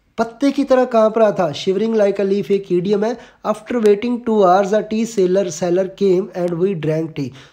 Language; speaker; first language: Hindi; non-native, local second language; Punjabi